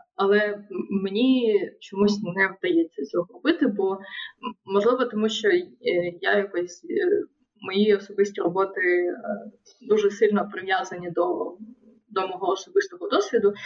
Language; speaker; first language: Ukrainian; non-native, local second language; Russian